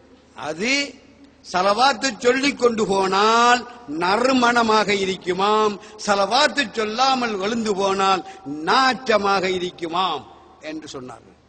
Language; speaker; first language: Tamil; native; Tamil